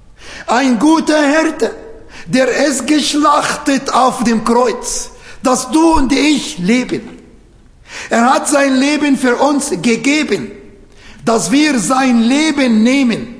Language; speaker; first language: German; non-native, fluent; Arabic